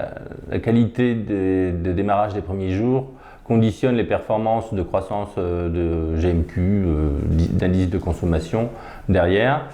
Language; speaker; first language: French; native; French